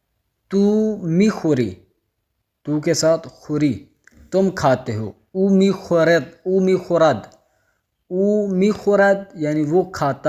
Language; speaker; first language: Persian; non-native, fluent; Urdu